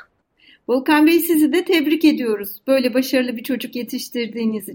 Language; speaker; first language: Turkish; native; Turkish